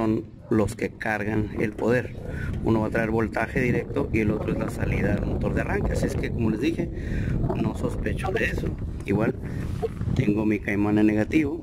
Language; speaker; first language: Spanish; native; Spanish